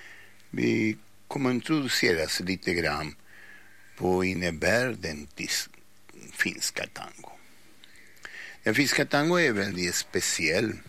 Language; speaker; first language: Swedish; non-native, fluent; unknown